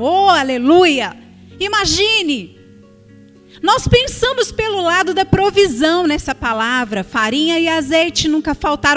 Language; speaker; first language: Portuguese; native; Portuguese